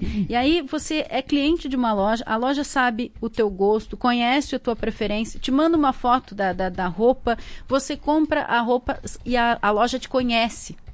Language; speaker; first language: Portuguese; native; Portuguese